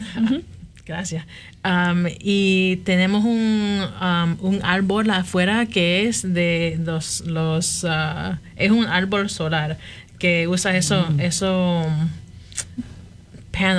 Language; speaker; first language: Spanish; early bilingual, heritage; Spanish